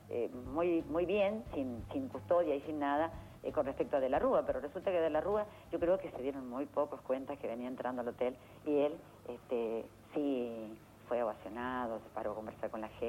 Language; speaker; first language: Spanish; native; Spanish